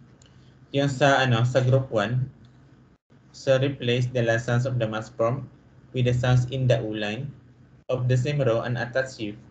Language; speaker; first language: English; non-native, local second language; Filipino